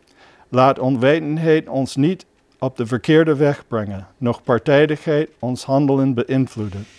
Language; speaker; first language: Dutch; non-native, fluent; English